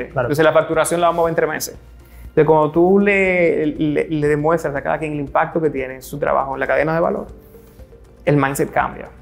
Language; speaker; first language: Spanish; native; Spanish